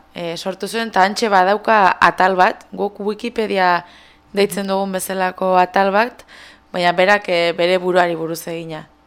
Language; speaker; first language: Basque; native; Basque